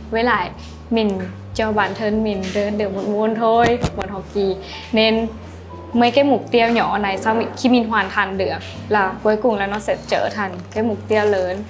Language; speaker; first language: Vietnamese; non-native, learner; Lao